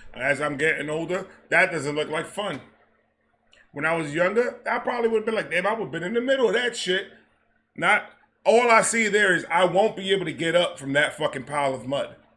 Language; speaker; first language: English; early bilingual, other home language; Spanish